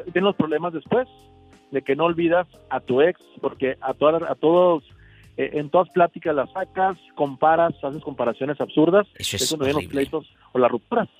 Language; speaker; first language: Spanish; native; Spanish